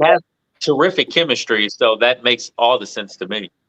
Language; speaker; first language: English; native; English